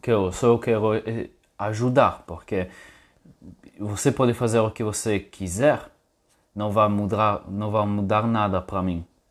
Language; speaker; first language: Portuguese; non-native, fluent; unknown